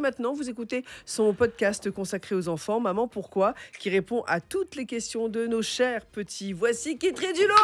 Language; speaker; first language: French; native; French